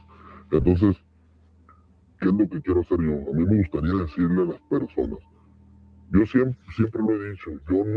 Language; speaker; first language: Spanish; native; Spanish